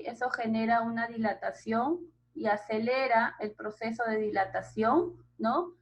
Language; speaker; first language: Spanish; native; Spanish